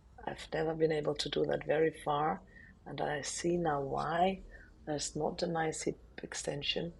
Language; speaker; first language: English; non-native, fluent; German